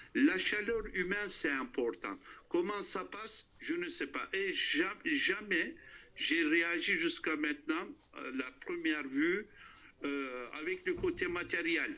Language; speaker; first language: French; non-native, fluent; Turkish